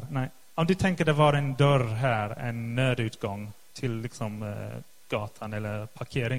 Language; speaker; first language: Swedish; non-native, fluent; English